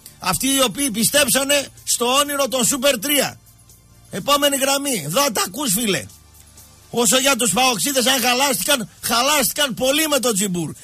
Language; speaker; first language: Greek; native; Greek